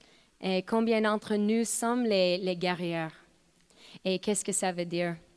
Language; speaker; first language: French; non-native, fluent; English